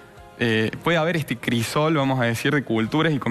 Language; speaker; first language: Spanish; native; Spanish